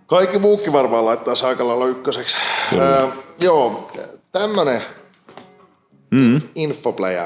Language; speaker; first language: Finnish; native; Finnish